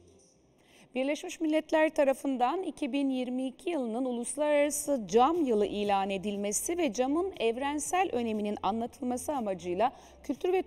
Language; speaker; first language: Turkish; native; Turkish